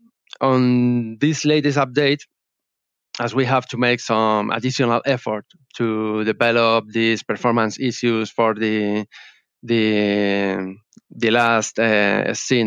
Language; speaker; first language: English; non-native, learner; Spanish